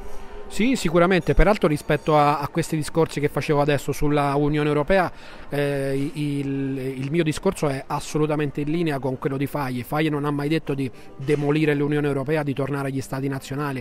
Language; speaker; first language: Italian; native; Italian